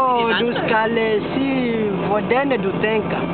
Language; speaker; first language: Danish; non-native, learner; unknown